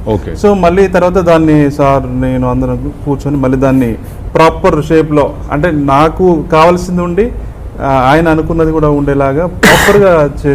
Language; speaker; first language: Telugu; native; Telugu